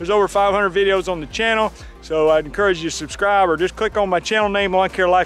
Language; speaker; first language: English; native; English